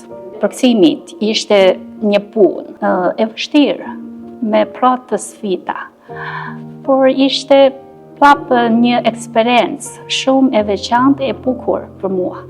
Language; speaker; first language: Albanian; non-native, fluent; Chinese